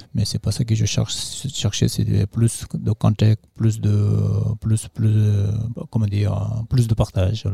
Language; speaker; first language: French; non-native, fluent; Nepali